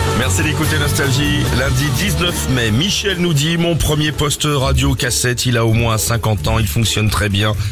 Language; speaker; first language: French; native; French